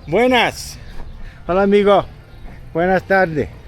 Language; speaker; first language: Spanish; non-native, learner; English